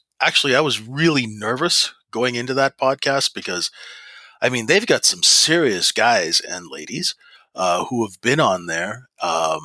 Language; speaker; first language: English; native; English